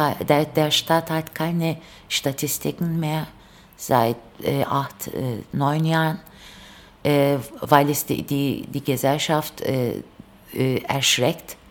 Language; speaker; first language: German; non-native, fluent; Turkish